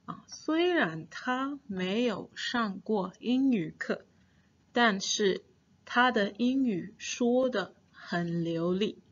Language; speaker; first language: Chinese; non-native, fluent; English